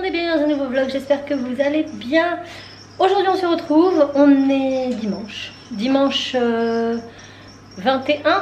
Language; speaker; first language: French; native; French